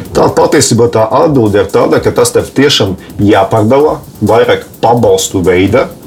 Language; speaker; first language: Latvian; non-native, local second language; Russian